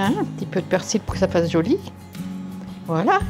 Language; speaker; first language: French; native; French